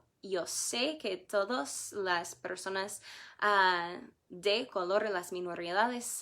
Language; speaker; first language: Spanish; non-native, fluent; English